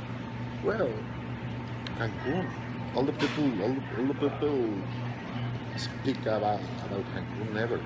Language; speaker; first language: English; non-native, learner; Spanish